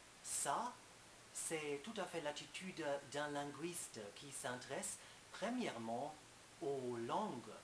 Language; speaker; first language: French; non-native, fluent; German